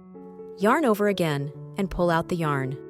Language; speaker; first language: English; non-native, fluent; Chinese